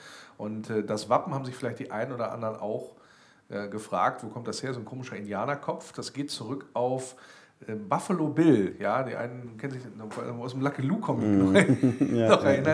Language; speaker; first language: German; native; German